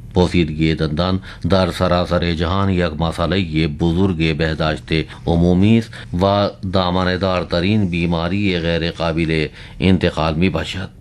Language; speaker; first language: Persian; non-native, fluent; Urdu